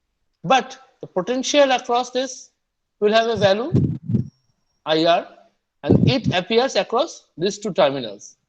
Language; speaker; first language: English; non-native, local second language; Bangla